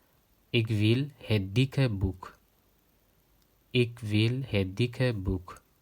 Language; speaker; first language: Dutch; non-native, fluent; Tigrinya